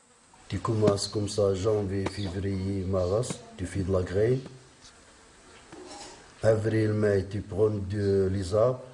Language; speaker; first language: French; non-native, local second language; Arabic